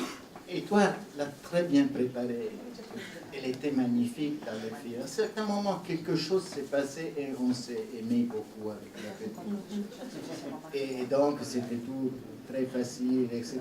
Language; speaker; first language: French; non-native, fluent; Italian